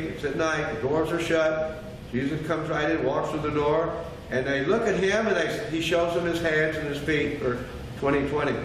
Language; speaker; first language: English; native; English